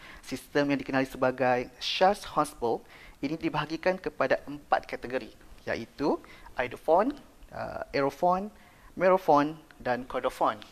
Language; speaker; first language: Malay; native; Malay